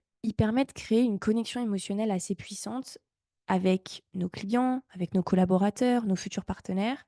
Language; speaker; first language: French; native; French